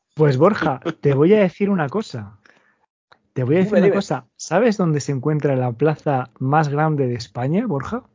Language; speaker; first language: Spanish; native; Spanish